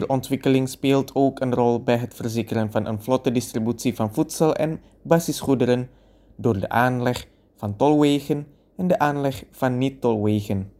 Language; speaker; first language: Dutch; non-native, fluent; Indonesian